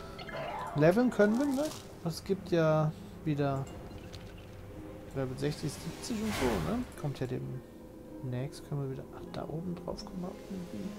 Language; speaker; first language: German; native; German